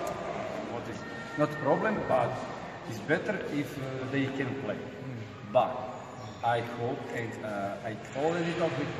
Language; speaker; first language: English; non-native, learner; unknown